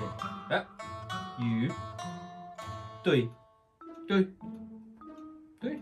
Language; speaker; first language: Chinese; non-native, learner; German